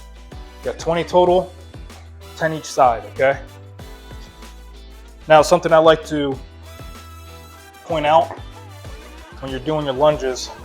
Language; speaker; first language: English; native; English